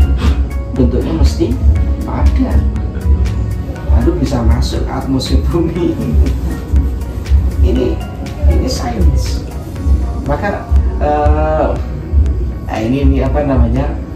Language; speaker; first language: Indonesian; native; Indonesian